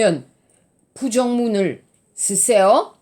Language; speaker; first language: Korean; non-native, learner; French